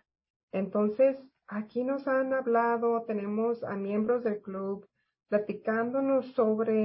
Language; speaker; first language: Spanish; native; Spanish